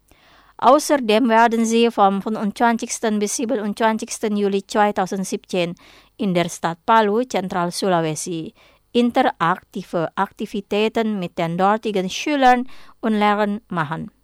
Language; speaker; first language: German; non-native, fluent; Indonesian